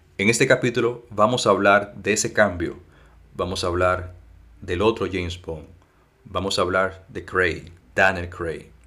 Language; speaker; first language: Spanish; native; Spanish